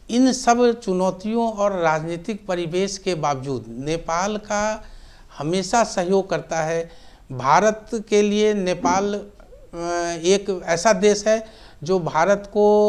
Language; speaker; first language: Hindi; native; Hindi